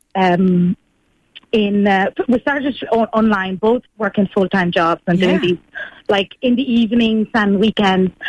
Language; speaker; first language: English; non-native, fluent; Spanish